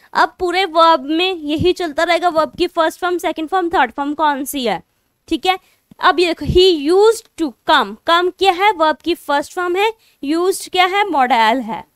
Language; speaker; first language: Hindi; non-native, local second language; Punjabi